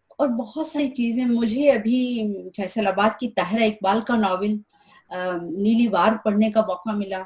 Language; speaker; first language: Urdu; non-native, local second language; Sindhi